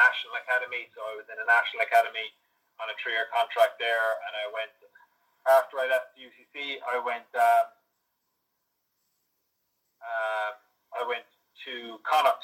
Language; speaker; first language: English; native; English